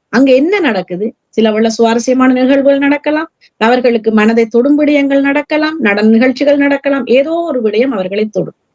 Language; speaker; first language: Tamil; early bilingual, heritage; Tamil